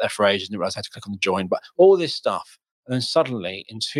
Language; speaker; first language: English; native; English